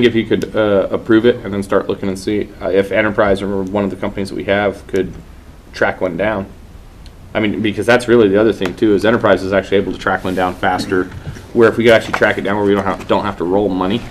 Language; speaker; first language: English; native; English